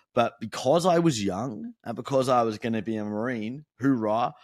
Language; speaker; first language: English; native; English